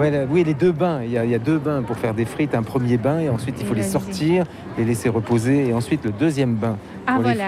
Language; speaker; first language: French; native; French